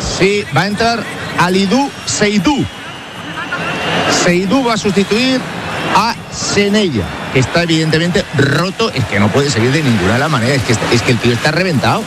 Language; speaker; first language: Spanish; native; Spanish